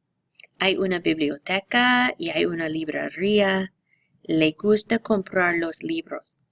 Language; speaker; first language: Spanish; non-native, fluent; English